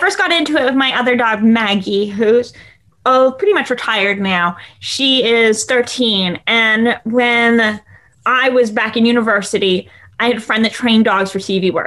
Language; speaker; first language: English; native; English